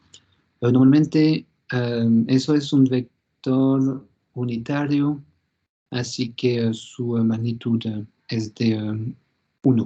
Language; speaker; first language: Spanish; non-native, fluent; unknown